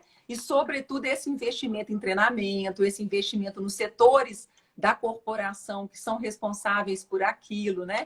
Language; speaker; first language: Portuguese; native; Portuguese